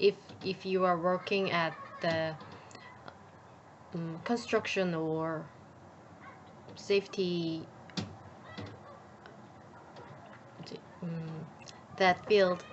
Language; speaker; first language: English; non-native, learner; Korean